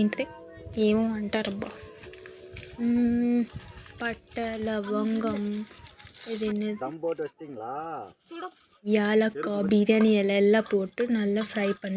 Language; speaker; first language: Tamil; early bilingual, heritage; Tamil